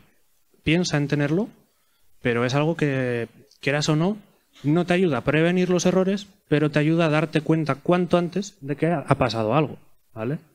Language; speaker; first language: Spanish; native; Spanish